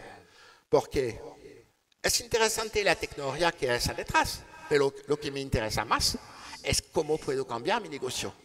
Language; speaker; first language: Spanish; non-native, learner; French